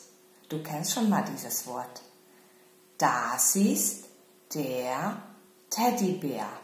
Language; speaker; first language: German; non-native, fluent; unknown